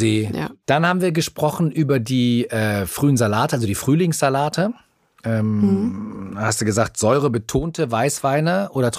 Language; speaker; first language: German; native; German